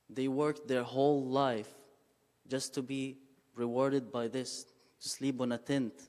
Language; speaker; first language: English; non-native, fluent; Arabic